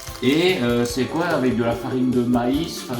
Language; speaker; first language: French; native; French